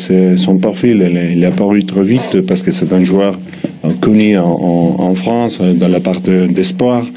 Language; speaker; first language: French; non-native, learner; Spanish